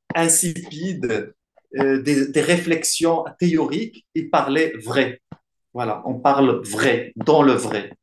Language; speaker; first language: French; non-native, local second language; Arabic